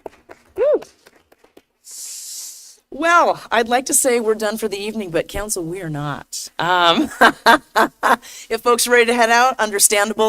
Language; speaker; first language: English; native; English